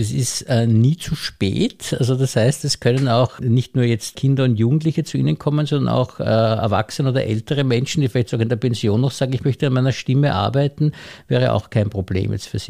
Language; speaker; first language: German; native; German